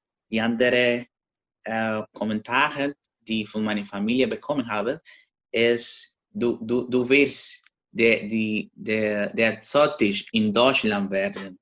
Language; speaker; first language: German; non-native, learner; Spanish